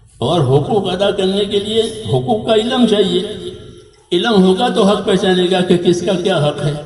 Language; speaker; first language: Urdu; non-native, local second language; Gujarati